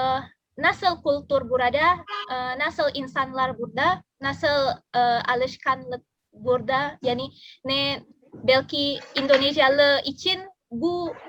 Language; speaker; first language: Turkish; non-native, learner; Indonesian